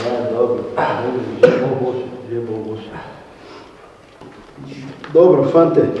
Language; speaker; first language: Slovenian; non-native, learner; Portuguese